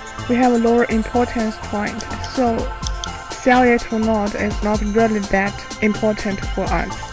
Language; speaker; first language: English; non-native, learner; Chinese